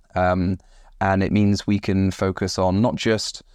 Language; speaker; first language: English; native; English